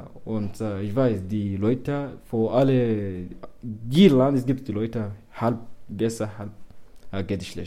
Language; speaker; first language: German; non-native, learner; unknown